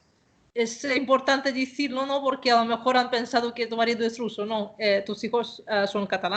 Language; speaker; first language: Spanish; non-native, fluent; Russian